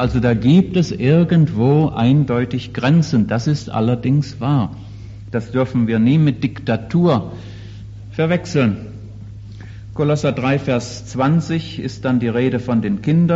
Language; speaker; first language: German; native; German